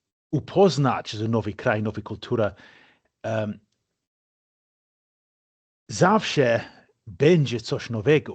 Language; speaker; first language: Polish; non-native, fluent; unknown